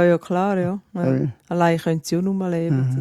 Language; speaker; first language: German; native; German